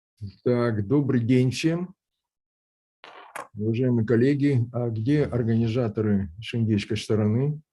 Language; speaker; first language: Russian; native; Russian